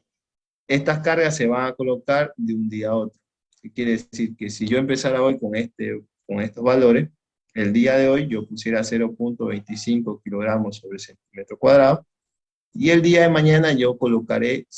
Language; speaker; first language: Spanish; native; Spanish